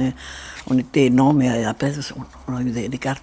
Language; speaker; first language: French; non-native, fluent; Spanish